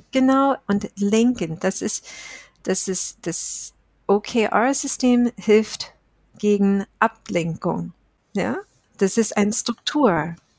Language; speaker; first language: German; non-native, fluent; English